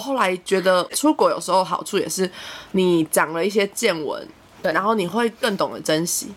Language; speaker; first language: Chinese; native; Chinese